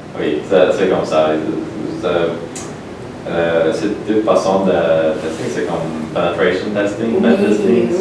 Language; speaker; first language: French; non-native, learner; Polish